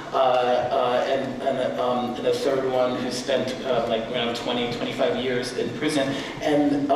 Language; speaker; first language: English; native; English